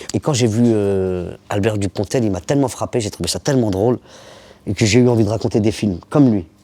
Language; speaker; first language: French; early bilingual, other home language; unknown